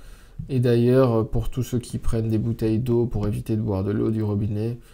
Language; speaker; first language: French; native; French